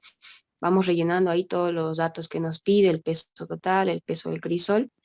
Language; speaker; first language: Spanish; native; Spanish